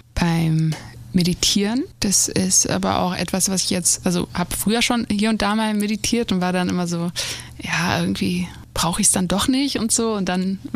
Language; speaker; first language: German; native; German